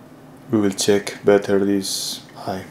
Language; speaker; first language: English; non-native, learner; Spanish